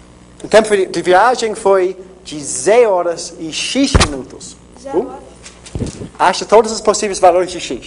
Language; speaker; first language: Portuguese; non-native, fluent; English